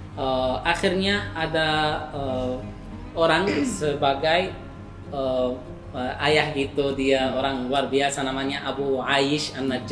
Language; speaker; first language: Indonesian; non-native, fluent; Arabic